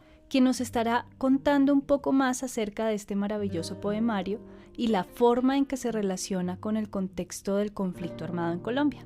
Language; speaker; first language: Spanish; native; Spanish